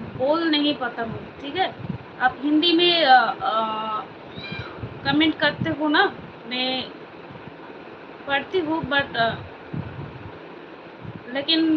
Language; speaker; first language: Hindi; non-native, local second language; Bangla